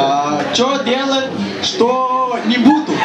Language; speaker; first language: Russian; non-native, learner; Lithuanian